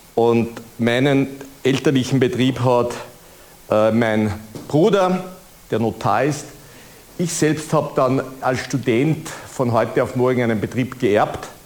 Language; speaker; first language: German; native; German